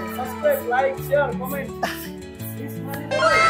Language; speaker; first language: English; non-native, learner; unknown